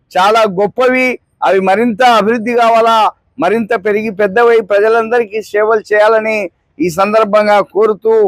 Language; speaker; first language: Telugu; native; Telugu